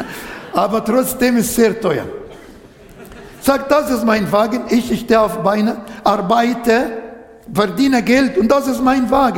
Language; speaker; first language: German; non-native, fluent; Arabic